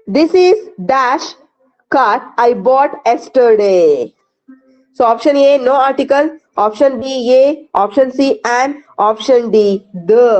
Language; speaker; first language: English; non-native, local second language; Kannada